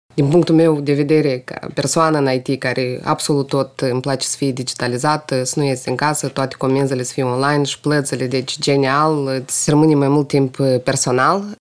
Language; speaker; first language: Romanian; non-native, local second language; Russian